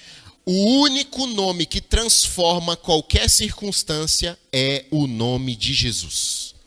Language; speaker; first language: Portuguese; native; Portuguese